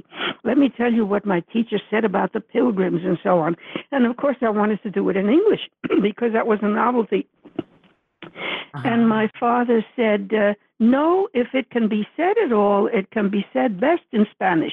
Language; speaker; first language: English; early bilingual, other home language; Spanish